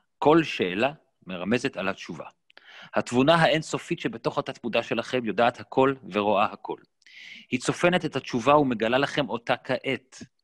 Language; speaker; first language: Hebrew; native; Hebrew